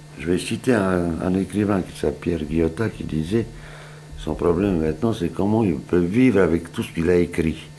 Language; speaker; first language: French; non-native, fluent; Serbian